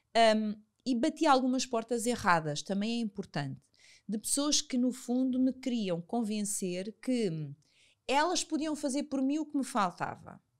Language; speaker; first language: Portuguese; native; Portuguese